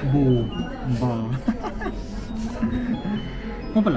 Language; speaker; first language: Vietnamese; non-native, learner; Korean